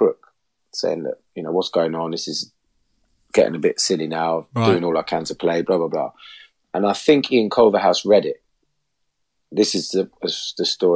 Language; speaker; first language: English; native; English